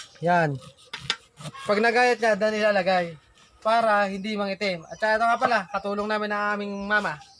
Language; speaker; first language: Filipino; native; Filipino